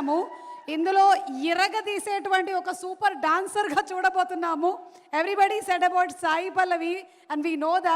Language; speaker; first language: Telugu; native; Telugu